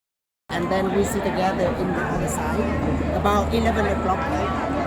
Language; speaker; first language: English; non-native, learner; Vietnamese